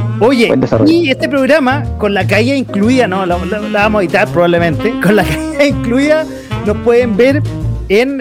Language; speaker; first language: Spanish; native; Spanish